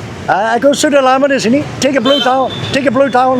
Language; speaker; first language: Indonesian; non-native, learner; English